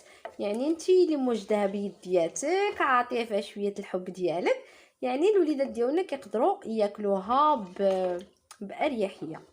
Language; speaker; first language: Arabic; native; Arabic